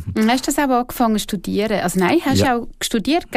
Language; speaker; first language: German; native; German